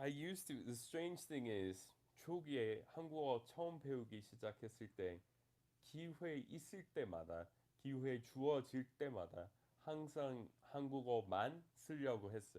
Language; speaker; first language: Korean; non-native, fluent; English